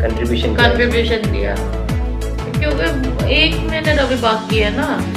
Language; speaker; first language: Hindi; non-native, learner; Korean